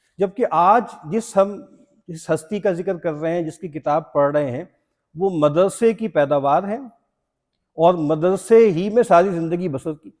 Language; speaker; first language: Urdu; non-native, local second language; Punjabi